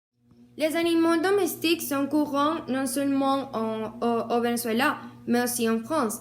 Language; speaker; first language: French; non-native, learner; Spanish